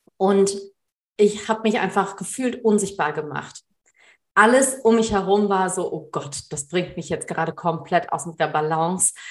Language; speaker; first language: German; early bilingual, other home language; Tamil